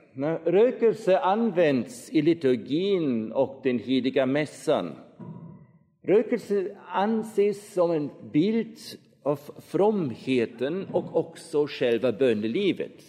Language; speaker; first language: Swedish; non-native, fluent; German